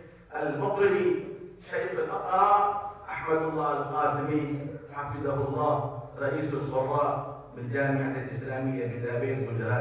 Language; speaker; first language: Arabic; non-native, fluent; Urdu